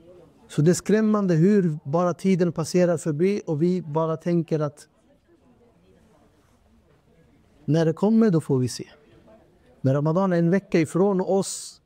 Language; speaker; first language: Swedish; non-native, fluent; Urdu